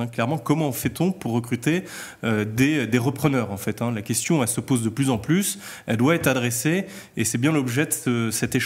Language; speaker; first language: French; native; French